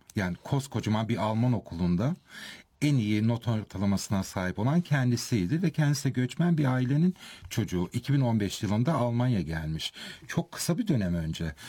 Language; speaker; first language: Turkish; early bilingual, heritage; Turkish